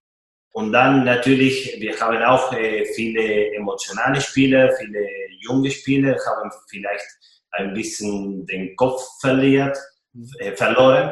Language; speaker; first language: German; non-native, fluent; Spanish